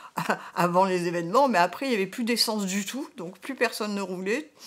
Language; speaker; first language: French; native; French